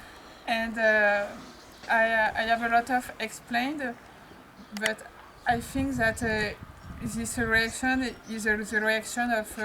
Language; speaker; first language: English; non-native, learner; French